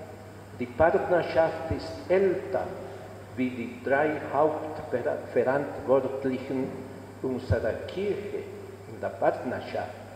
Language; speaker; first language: German; non-native, fluent; Spanish